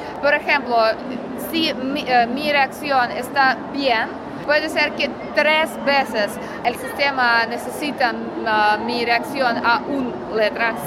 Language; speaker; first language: Spanish; non-native, learner; Russian